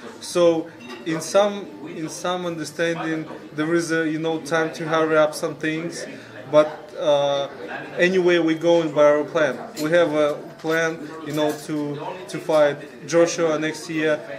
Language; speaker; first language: English; non-native, fluent; Russian